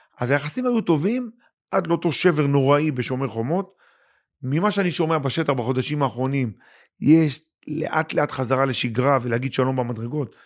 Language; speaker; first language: Hebrew; native; Hebrew